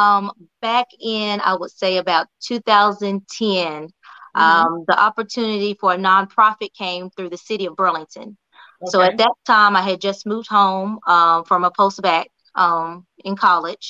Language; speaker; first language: English; native; English